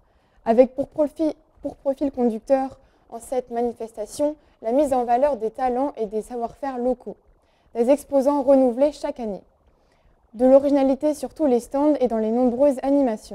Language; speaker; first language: French; native; French